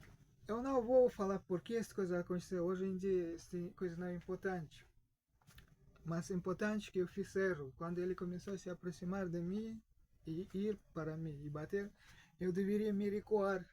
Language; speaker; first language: Portuguese; non-native, fluent; Russian